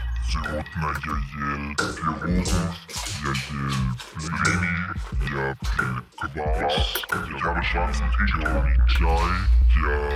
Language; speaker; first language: Russian; non-native, learner; German